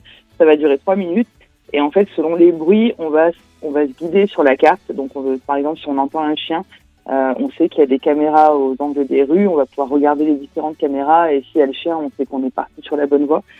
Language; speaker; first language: French; native; French